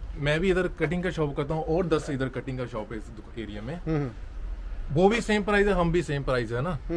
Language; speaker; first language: Hindi; non-native, local second language; Punjabi